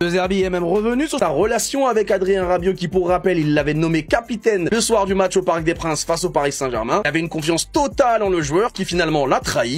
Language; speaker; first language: French; native; French